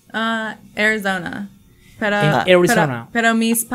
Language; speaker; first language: Spanish; non-native, learner; English